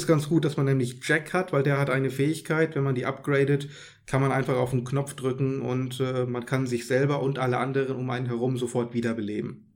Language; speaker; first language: German; native; German